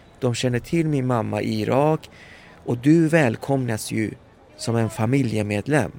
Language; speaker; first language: Swedish; early bilingual, other home language; Persian